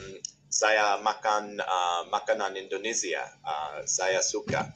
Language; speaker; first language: Indonesian; non-native, learner; English